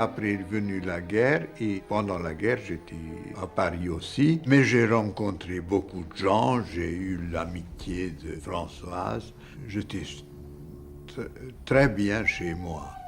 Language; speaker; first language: French; non-native, fluent; Hungarian